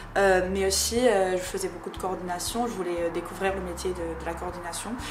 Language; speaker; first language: French; non-native, fluent; English